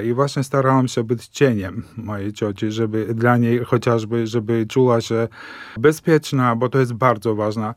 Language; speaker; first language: Polish; non-native, fluent; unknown